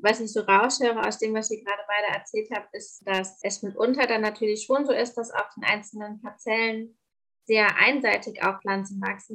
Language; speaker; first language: German; native; German